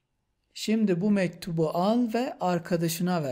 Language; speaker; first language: Turkish; non-native, fluent; Persian